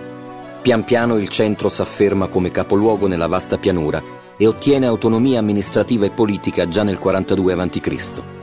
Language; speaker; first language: Italian; native; Italian